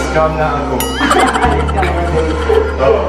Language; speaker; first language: Filipino; non-native, learner; Arabic